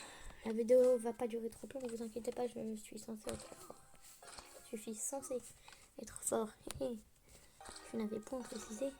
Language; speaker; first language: French; native; French